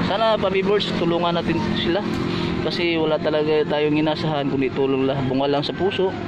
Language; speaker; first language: Filipino; non-native, local second language; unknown